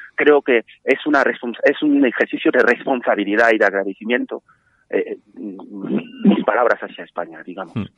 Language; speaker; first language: Spanish; non-native, fluent; French